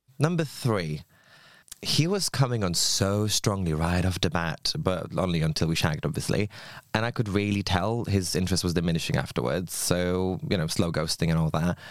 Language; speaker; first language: English; non-native, fluent; Polish